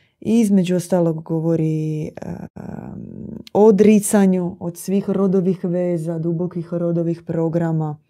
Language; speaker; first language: Croatian; native; Croatian